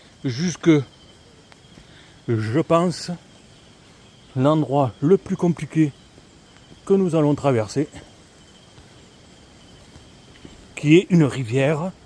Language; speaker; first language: French; native; French